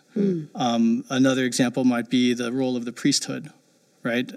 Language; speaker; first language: English; early bilingual, heritage; German